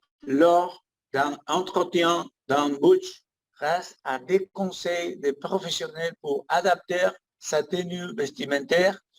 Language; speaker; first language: French; non-native, learner; Spanish